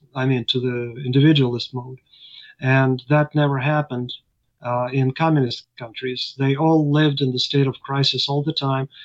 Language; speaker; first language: English; non-native, fluent; Ukrainian